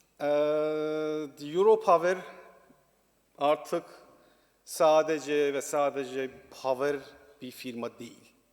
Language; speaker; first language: Turkish; non-native, learner; Persian